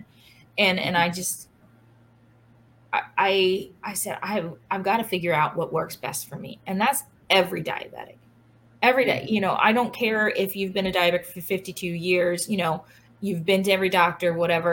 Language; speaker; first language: English; native; English